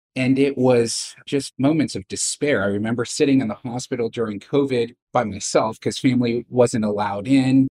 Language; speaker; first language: English; native; English